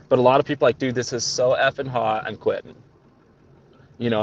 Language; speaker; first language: English; native; English